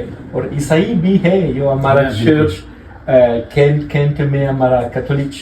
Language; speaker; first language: Hindi; non-native, learner; French